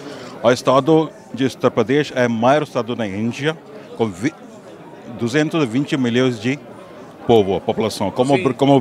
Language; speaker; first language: Portuguese; non-native, fluent; Hindi